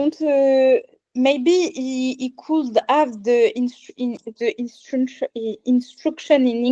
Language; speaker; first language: English; non-native, learner; French